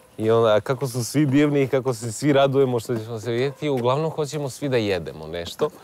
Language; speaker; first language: Serbian; native; Serbian